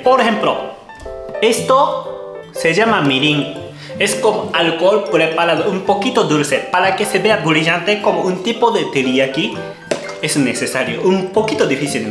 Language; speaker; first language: Spanish; non-native, learner; Japanese